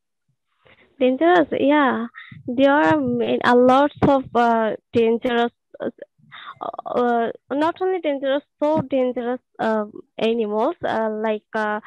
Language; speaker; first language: English; non-native, learner; Bangla